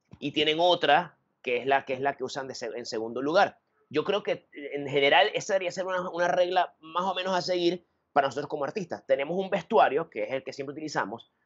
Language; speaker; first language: Spanish; native; Spanish